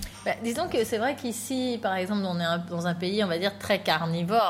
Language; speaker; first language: French; native; French